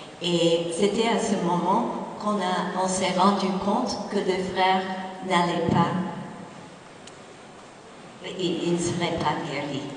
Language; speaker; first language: French; non-native, fluent; English